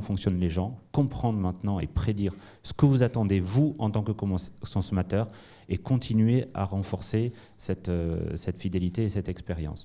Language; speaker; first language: French; native; French